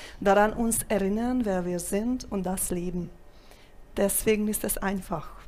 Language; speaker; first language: German; non-native, fluent; Italian